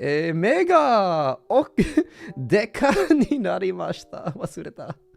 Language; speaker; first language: Japanese; non-native, learner; English